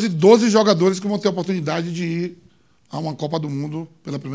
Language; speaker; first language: Portuguese; native; Portuguese